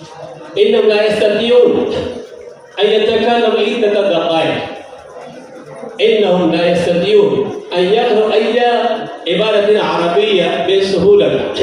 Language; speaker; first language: Arabic; non-native, fluent; Urdu